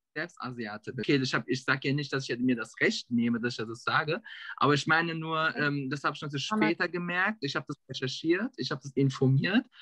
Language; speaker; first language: German; early bilingual, other home language; Turkish